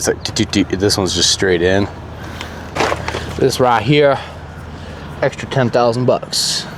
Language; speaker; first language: English; native; English